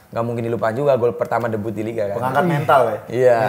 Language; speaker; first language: Indonesian; native; Indonesian